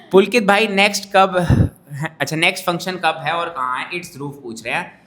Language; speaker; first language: Hindi; native; Hindi